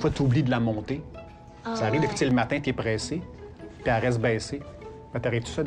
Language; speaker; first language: French; native; French